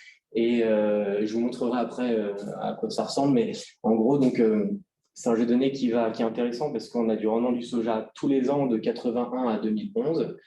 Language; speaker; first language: French; native; French